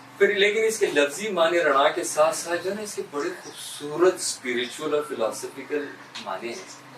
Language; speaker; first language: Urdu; non-native, local second language; Pashto